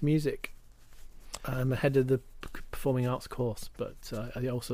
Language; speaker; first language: English; native; English